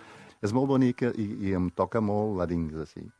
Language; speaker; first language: Catalan; non-native, fluent; Portuguese